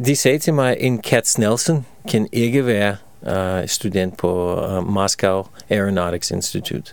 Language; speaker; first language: Danish; non-native, fluent; Russian